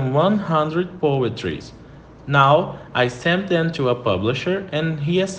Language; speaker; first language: English; non-native, fluent; Portuguese